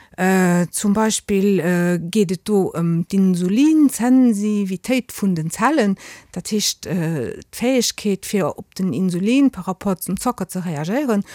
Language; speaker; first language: Luxembourgish; native; Luxembourgish